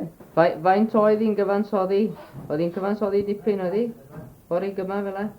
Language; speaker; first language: Welsh; native; Welsh